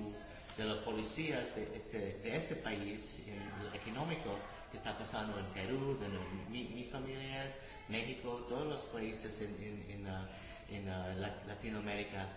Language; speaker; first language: Spanish; early bilingual, other home language; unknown